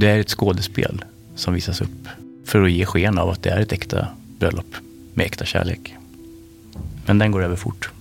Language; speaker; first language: Swedish; native; Swedish